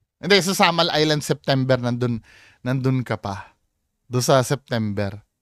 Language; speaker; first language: Filipino; native; Filipino